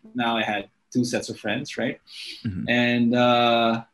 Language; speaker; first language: English; native; English